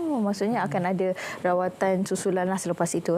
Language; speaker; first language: Malay; native; Malay